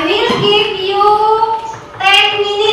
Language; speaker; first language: English; non-native, learner; Indonesian